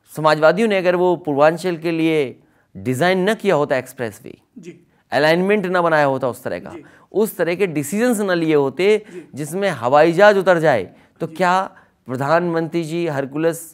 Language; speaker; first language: Hindi; native; Hindi